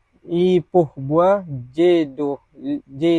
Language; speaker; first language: French; non-native, learner; Malay